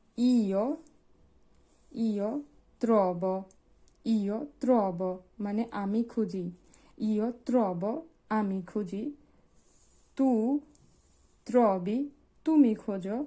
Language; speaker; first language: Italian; non-native, fluent; Bangla